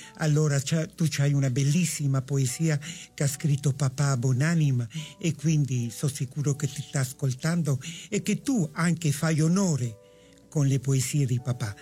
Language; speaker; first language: Italian; early bilingual, heritage; Italian